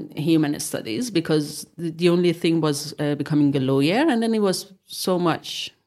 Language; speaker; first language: English; non-native, fluent; Persian